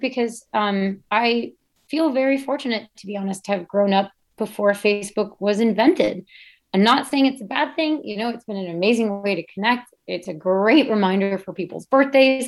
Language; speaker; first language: English; native; English